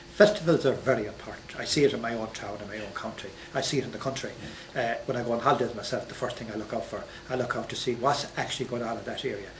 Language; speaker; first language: English; native; English